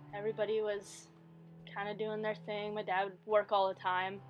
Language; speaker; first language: English; native; English